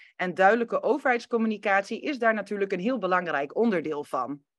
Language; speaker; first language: Dutch; early bilingual, other home language; Romanian